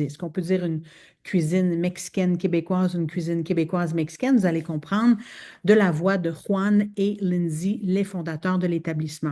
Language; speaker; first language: French; native; French